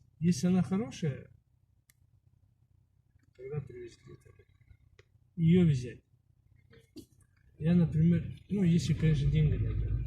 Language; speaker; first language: Russian; non-native, learner; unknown